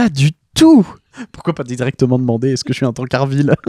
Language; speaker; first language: French; native; French